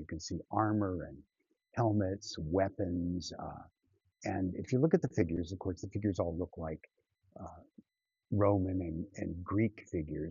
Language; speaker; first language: English; native; English